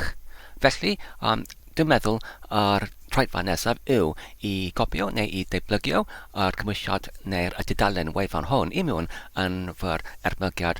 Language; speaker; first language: Welsh; non-native, learner; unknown